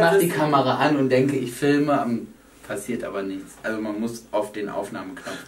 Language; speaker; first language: German; native; German